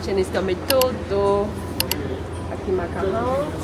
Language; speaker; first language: Portuguese; non-native, learner; Chinese